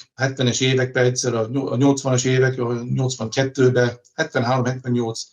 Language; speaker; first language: Hungarian; early bilingual, heritage; Hungarian